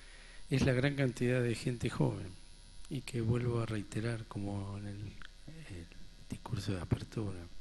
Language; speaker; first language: Spanish; native; Spanish